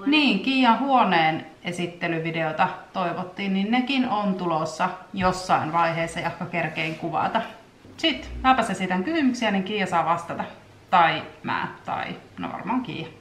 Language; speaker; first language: Finnish; native; Finnish